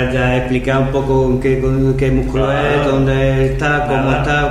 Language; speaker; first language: Spanish; native; Spanish